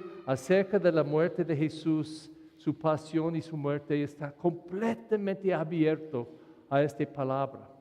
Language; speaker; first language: Spanish; non-native, fluent; English